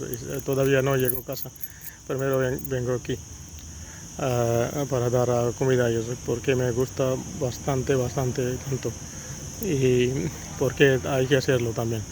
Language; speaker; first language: Spanish; non-native, learner; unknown